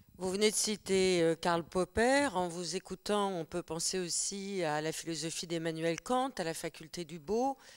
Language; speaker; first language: French; native; French